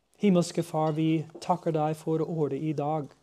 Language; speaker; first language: Norwegian; non-native, fluent; English